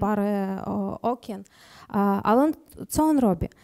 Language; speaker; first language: Polish; non-native, learner; Ukrainian